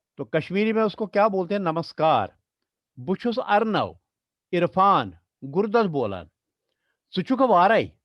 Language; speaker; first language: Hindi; non-native, local second language; Kashmiri